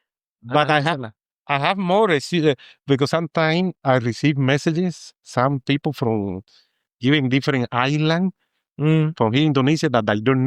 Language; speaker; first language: English; non-native, fluent; Spanish